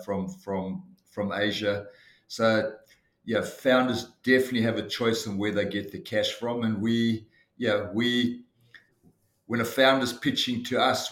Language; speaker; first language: English; native; English